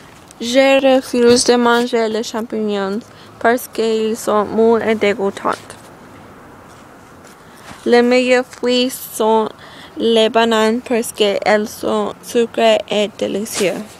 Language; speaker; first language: French; non-native, learner; English